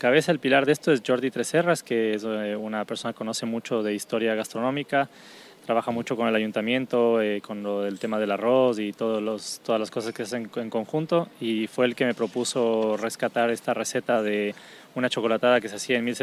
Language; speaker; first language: Spanish; native; Spanish